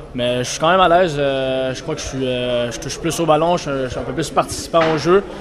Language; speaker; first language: French; native; French